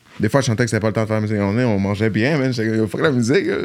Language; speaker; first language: French; native; French